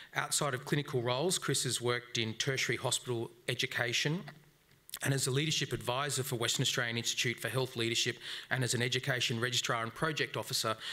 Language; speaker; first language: English; native; English